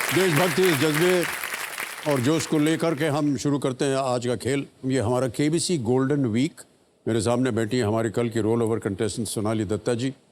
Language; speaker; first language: Hindi; native; Hindi